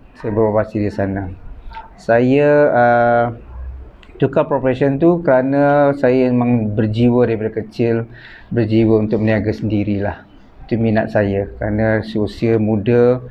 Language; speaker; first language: Malay; native; Malay